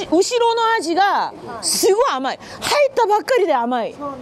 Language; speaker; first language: Japanese; non-native, fluent; Korean